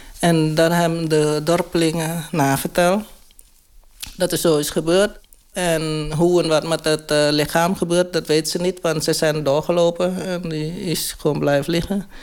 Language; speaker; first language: Dutch; non-native, learner; Khmer